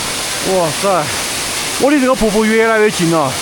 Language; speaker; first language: Chinese; native; Chinese